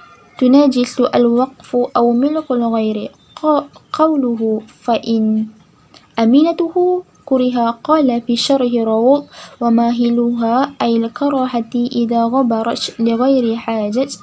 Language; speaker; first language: Arabic; non-native, learner; Malay